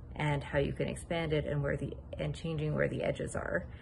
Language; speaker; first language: English; native; English